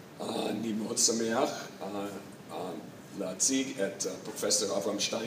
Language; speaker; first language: Hebrew; non-native, fluent; English